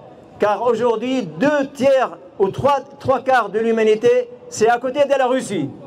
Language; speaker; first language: French; non-native, fluent; Arabic